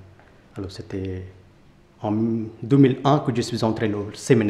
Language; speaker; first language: French; non-native, fluent; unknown